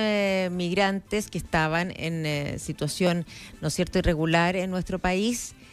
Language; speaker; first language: Spanish; native; Spanish